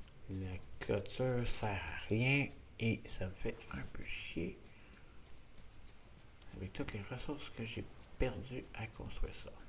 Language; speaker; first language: French; native; French